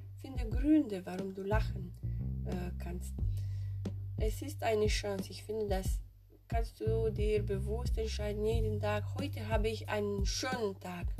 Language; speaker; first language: German; non-native, fluent; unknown